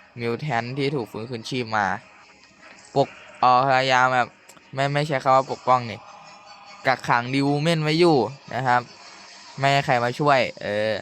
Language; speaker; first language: Thai; native; Thai